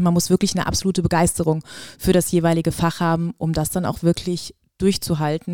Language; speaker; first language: German; native; German